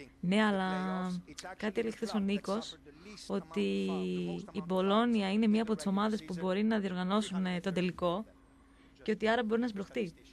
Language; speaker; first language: Greek; native; Greek